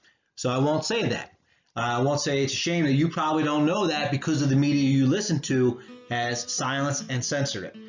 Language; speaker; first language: English; native; English